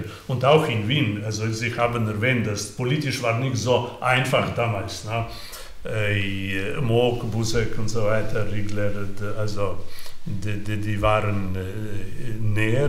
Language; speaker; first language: German; non-native, fluent; Slovenian